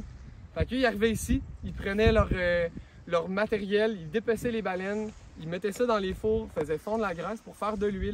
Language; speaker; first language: French; native; French